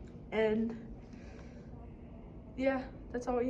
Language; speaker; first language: English; native; English